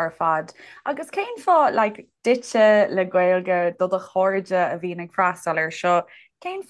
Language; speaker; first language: Irish; native; Irish